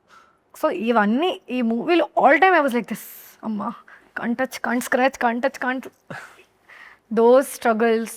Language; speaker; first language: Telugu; non-native, learner; Hindi